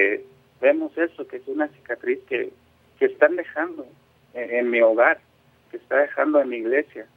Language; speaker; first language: Spanish; non-native, local second language; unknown